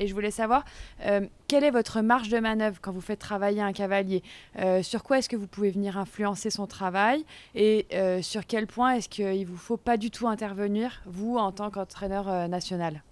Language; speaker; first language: French; native; French